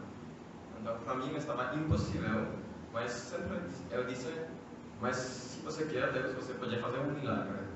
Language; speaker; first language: Portuguese; non-native, fluent; French